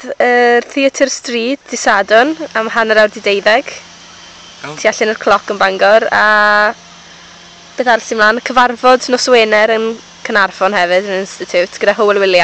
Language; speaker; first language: Welsh; native; Welsh